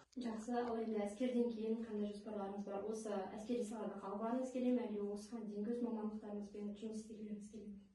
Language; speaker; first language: Kazakh; native; Kazakh